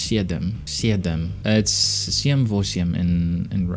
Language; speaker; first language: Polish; non-native, learner; Finnish